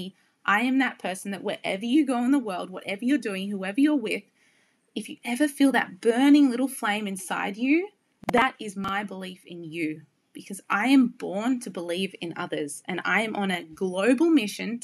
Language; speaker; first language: English; native; English